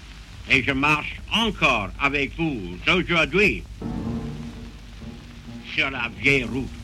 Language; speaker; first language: French; non-native, fluent; English